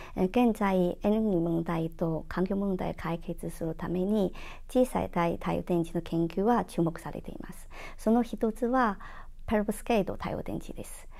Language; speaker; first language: Japanese; non-native, fluent; Chinese